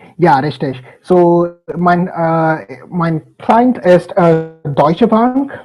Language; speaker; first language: German; non-native, learner; Telugu